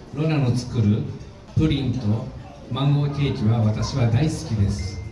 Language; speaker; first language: Japanese; non-native, learner; Filipino